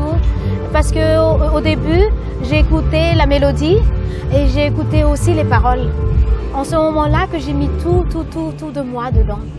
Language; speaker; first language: French; non-native, local second language; Malagasy